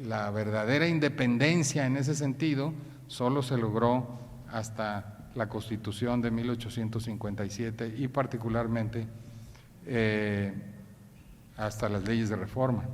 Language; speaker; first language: Spanish; native; Spanish